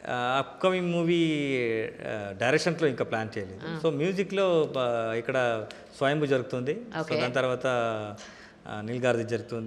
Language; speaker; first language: Telugu; non-native, learner; Kannada